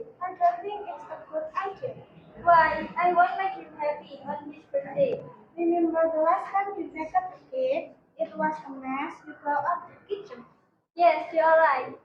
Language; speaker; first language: English; non-native, learner; Indonesian